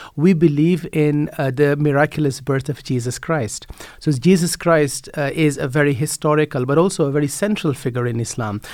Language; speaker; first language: English; non-native, fluent; Dutch